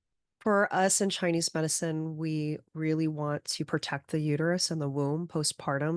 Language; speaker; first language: English; native; English